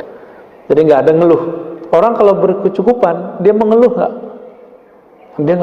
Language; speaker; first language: Indonesian; native; Indonesian